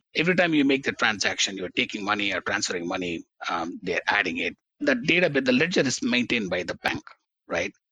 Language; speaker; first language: English; non-native, local second language; Tamil